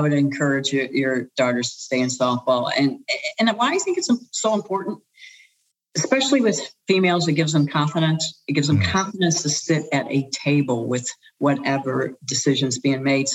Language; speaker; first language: English; native; English